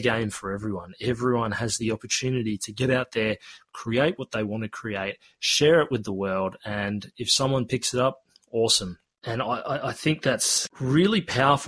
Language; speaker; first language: English; native; English